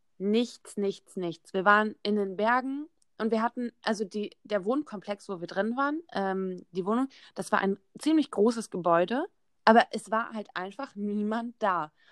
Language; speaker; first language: German; native; German